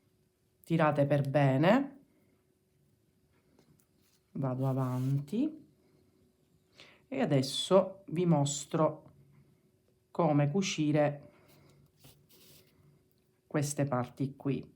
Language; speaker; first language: Italian; native; Italian